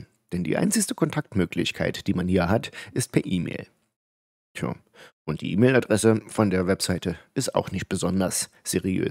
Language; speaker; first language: German; native; German